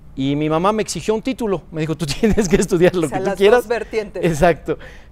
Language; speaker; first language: Spanish; native; Spanish